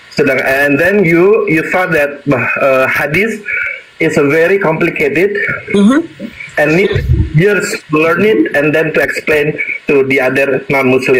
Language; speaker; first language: English; non-native, learner; Indonesian